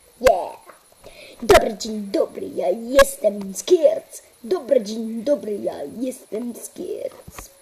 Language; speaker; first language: Polish; early bilingual, heritage; Polish